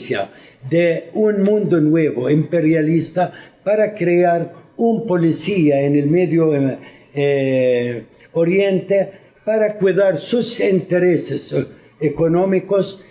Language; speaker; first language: Spanish; non-native, fluent; Arabic